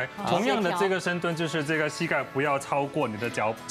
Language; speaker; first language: Chinese; native; Chinese